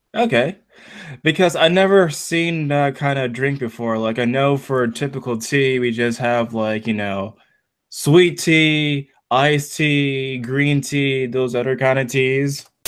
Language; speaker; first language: English; native; English